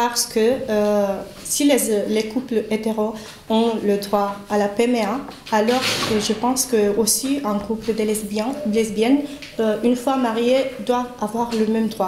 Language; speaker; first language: French; non-native, fluent; Spanish